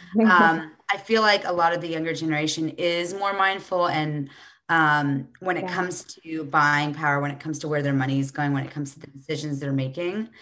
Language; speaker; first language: English; native; English